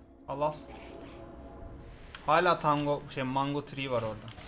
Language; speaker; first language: Turkish; native; Turkish